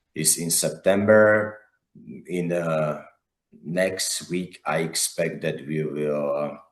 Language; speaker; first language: English; non-native, fluent; Slovak